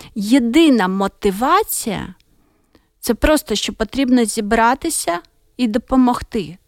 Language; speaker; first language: Ukrainian; native; Ukrainian